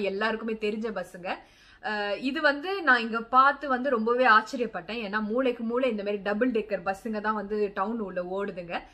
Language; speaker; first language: Tamil; early bilingual, heritage; Tamil